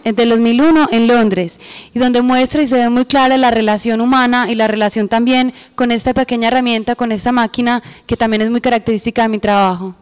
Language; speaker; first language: Spanish; native; Spanish